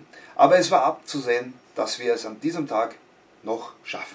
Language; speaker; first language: German; native; German